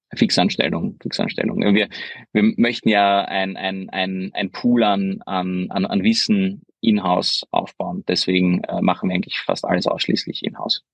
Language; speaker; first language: German; early bilingual, other home language; Hungarian